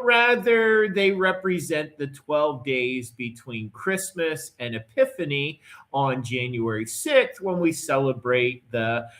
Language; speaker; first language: English; native; English